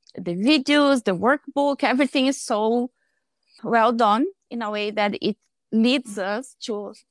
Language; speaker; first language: English; non-native, fluent; Portuguese